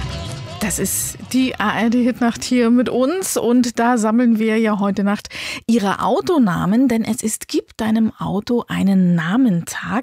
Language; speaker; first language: German; native; German